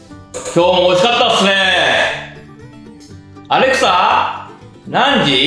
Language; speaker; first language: Japanese; native; Japanese